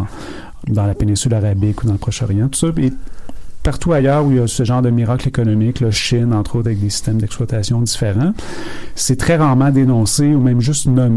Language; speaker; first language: French; native; French